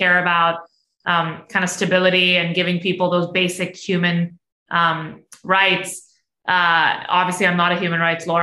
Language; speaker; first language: English; non-native, local second language; Urdu